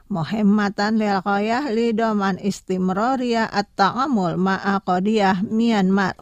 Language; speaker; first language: Arabic; non-native, fluent; Indonesian